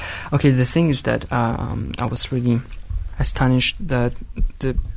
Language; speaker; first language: English; non-native, fluent; Polish